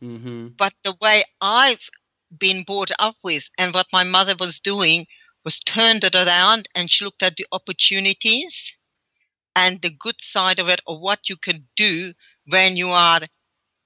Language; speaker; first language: English; early bilingual, other home language; Hungarian